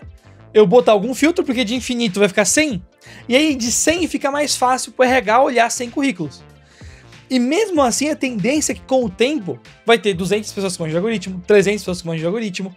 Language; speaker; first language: Portuguese; native; Portuguese